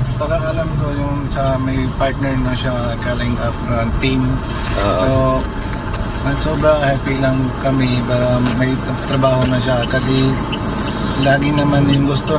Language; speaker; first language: Filipino; non-native, learner; Punjabi